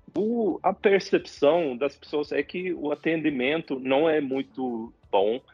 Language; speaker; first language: Portuguese; non-native, fluent; Swedish